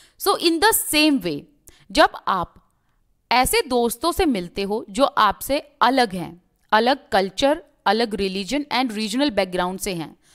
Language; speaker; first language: Hindi; native; Hindi